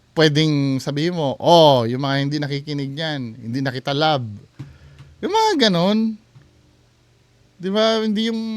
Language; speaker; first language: Filipino; native; Filipino